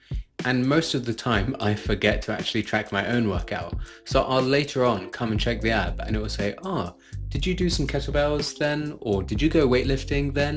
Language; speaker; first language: English; native; English